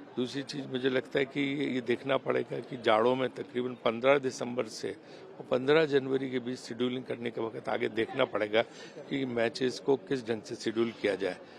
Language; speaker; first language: Hindi; native; Hindi